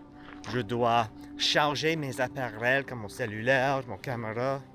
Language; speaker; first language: French; non-native, learner; English